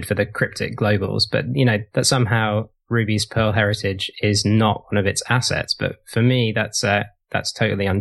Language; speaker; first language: English; native; English